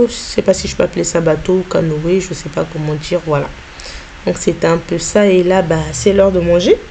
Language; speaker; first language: French; native; French